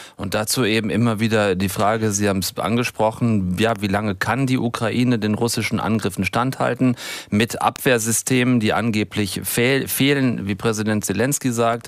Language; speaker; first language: German; native; German